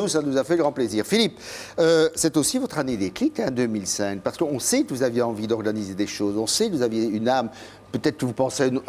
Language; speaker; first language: French; native; French